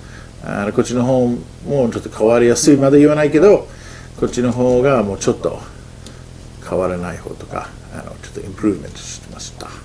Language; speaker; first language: Japanese; non-native, fluent; English